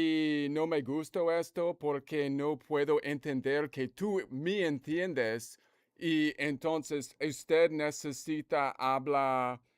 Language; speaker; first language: Spanish; non-native, learner; English